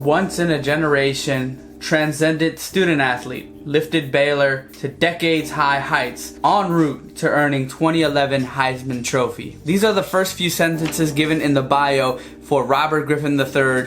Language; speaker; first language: English; native; English